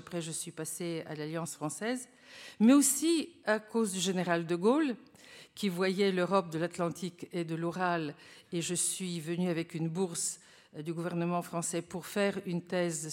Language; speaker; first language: French; non-native, fluent; Bulgarian